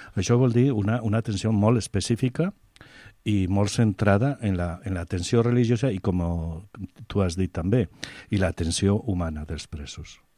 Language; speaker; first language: Catalan; non-native, local second language; Spanish